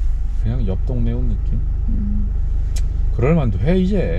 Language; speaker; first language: Korean; native; Korean